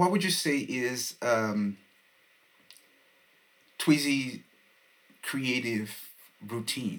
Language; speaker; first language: English; non-native, fluent; French